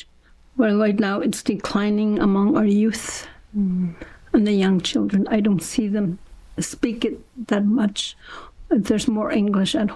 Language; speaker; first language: English; non-native, fluent; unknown